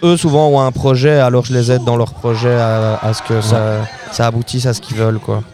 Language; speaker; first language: French; native; French